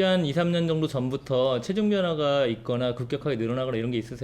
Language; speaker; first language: Korean; native; Korean